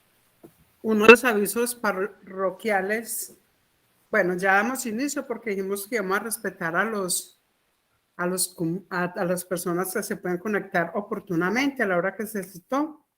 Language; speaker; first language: Spanish; native; Spanish